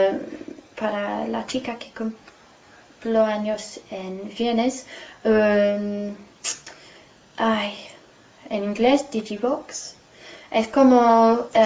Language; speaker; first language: Spanish; non-native, fluent; English